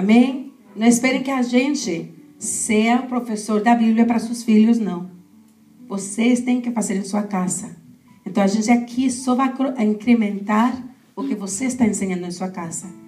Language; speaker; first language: Portuguese; non-native, fluent; Spanish